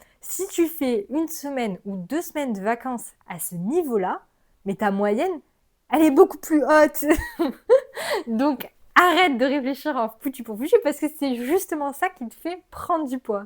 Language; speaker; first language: French; native; French